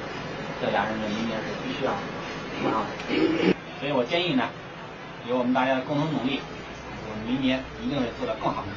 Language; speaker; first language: Chinese; native; Chinese